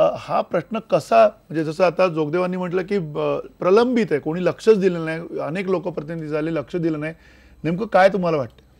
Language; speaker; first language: Marathi; native; Marathi